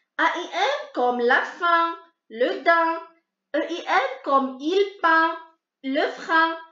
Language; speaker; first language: French; non-native, local second language; Arabic